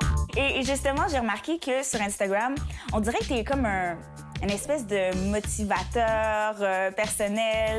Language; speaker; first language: French; native; French